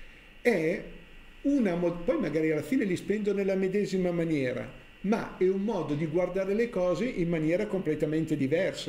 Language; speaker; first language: Italian; native; Italian